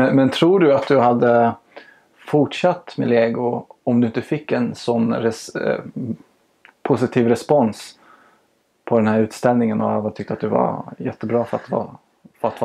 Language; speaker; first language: Swedish; native; Swedish